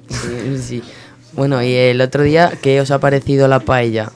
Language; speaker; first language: Spanish; native; Spanish